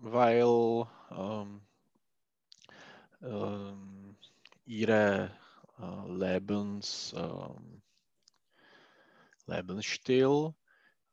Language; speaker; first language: German; non-native, learner; Czech